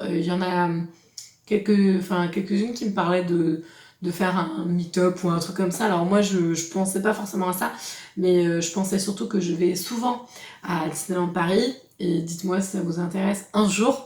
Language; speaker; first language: French; native; French